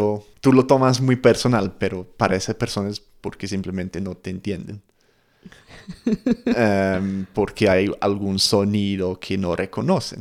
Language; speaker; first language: Spanish; non-native, fluent; English